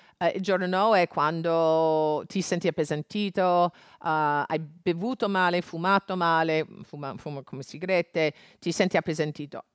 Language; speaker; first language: Italian; non-native, fluent; English